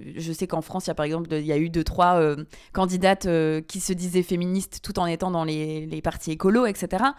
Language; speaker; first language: French; native; French